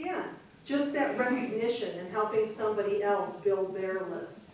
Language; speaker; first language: English; native; English